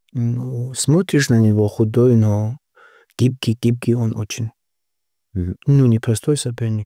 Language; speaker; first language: Russian; non-native, local second language; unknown